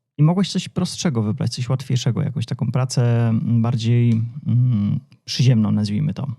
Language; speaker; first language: Polish; native; Polish